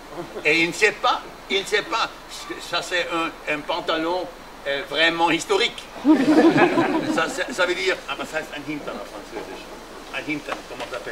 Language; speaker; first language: French; non-native, learner; German